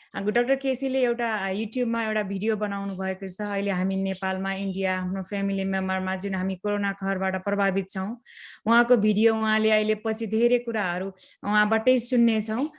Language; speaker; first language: Nepali; native; Nepali